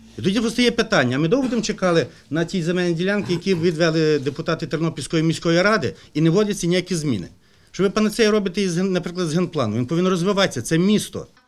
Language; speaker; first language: Ukrainian; native; Ukrainian